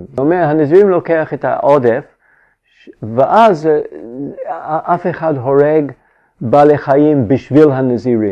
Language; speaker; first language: Hebrew; non-native, fluent; English